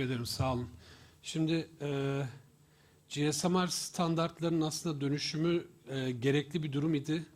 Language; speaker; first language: Turkish; native; Turkish